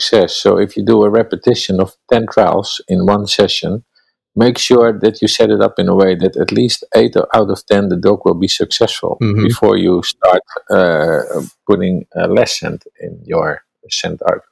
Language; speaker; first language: English; non-native, fluent; Dutch